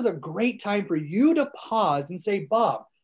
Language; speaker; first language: English; early bilingual, other home language; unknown